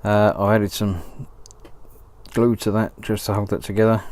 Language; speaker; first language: English; native; English